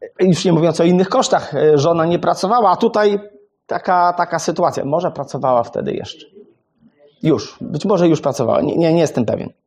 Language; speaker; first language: Polish; native; Polish